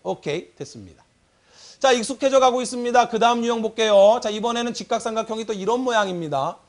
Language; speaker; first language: Korean; native; Korean